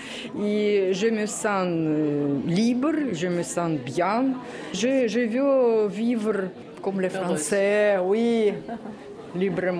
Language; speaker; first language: French; non-native, learner; Russian